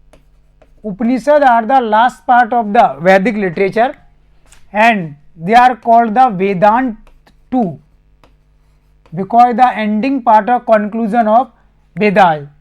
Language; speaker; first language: English; non-native, local second language; Hindi